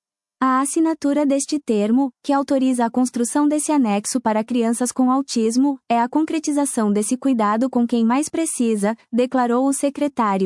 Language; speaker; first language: Portuguese; native; Portuguese